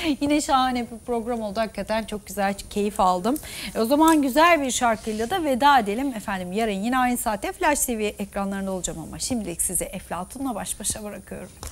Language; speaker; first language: Turkish; native; Turkish